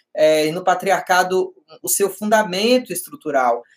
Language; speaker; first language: Portuguese; native; Portuguese